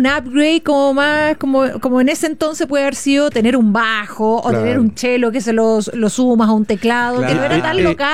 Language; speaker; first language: Spanish; native; Spanish